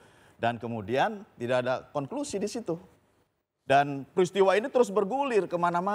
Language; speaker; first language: Indonesian; native; Indonesian